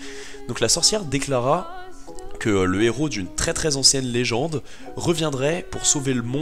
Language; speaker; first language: French; native; French